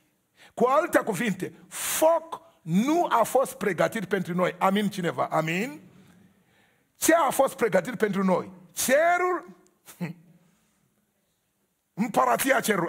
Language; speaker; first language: Romanian; non-native, learner; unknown